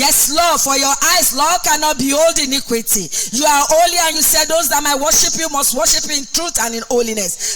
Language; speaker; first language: English; non-native, local second language; Yoruba